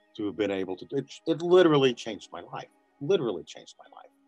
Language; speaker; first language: English; native; English